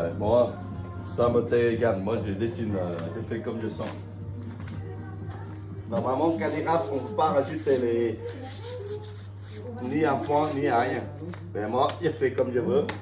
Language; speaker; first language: French; non-native, fluent; Vietnamese